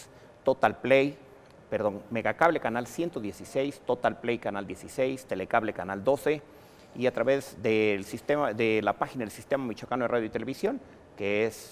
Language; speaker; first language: Spanish; native; Spanish